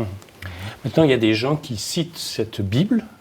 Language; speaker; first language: French; native; French